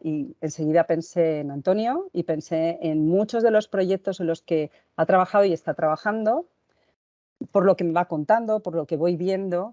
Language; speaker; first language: Spanish; native; Spanish